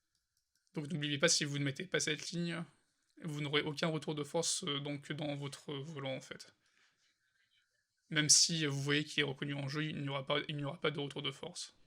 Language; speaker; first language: French; native; French